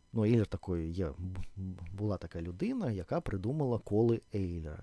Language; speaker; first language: Ukrainian; non-native, fluent; Russian